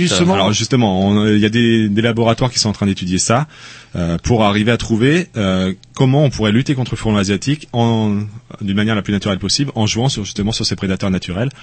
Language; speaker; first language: French; native; French